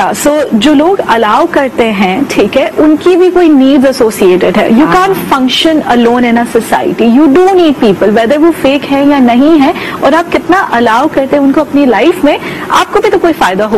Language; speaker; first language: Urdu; native; Urdu